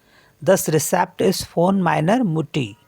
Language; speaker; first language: German; non-native, learner; Hindi